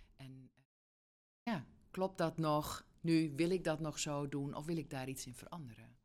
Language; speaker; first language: Dutch; native; Dutch